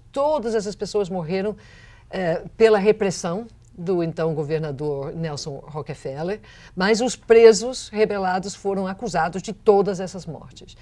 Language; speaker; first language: Portuguese; non-native, fluent; English